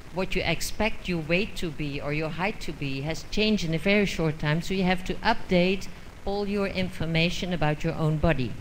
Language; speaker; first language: English; non-native, fluent; Dutch